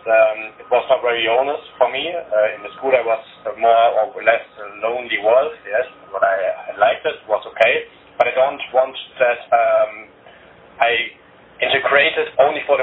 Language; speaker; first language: English; non-native, learner; German